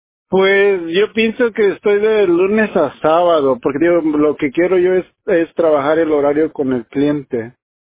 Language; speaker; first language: Spanish; native; Spanish